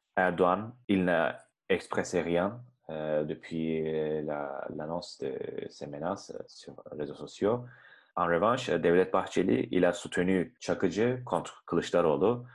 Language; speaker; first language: French; non-native, fluent; Turkish